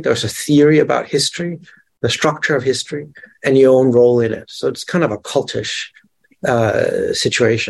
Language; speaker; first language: English; non-native, fluent; Danish